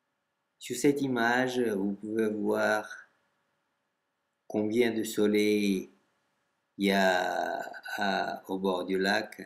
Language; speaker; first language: French; non-native, fluent; Russian